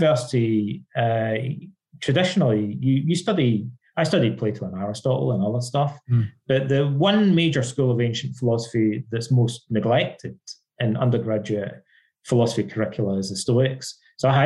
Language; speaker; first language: English; native; English